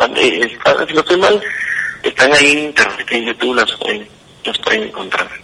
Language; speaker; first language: Spanish; native; Spanish